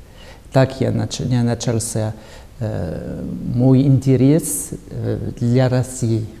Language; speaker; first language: Russian; non-native, learner; French